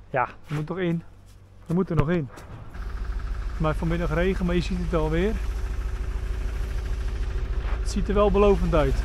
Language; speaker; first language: Dutch; native; Dutch